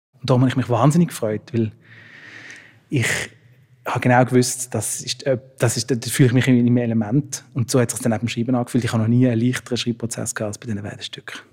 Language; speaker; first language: German; native; German